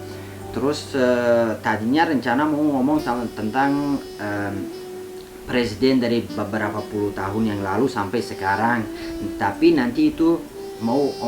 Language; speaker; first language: Indonesian; non-native, fluent; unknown